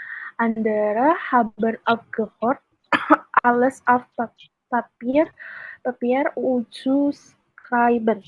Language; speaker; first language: German; non-native, learner; Indonesian